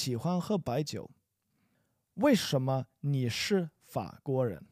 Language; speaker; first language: Chinese; non-native, fluent; English